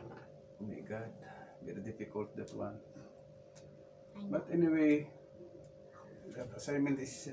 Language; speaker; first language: English; non-native, local second language; Cebuano